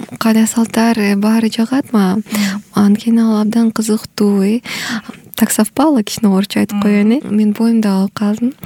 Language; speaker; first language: Kyrgyz; non-native, local second language; Russian